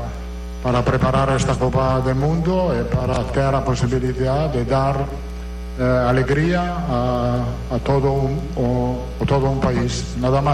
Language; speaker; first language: Portuguese; non-native, learner; Italian